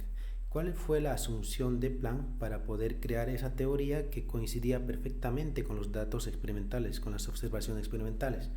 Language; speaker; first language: Spanish; native; Spanish